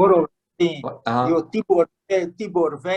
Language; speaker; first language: Portuguese; non-native, fluent; Hungarian